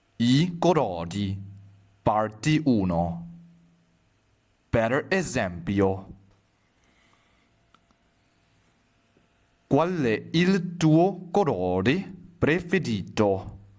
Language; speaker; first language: Italian; non-native, fluent; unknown